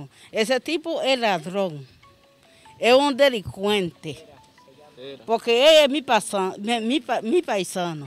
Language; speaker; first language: Spanish; non-native, fluent; Haitian Creole